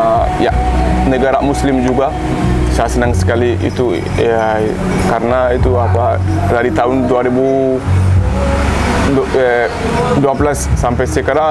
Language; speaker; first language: Indonesian; non-native, learner; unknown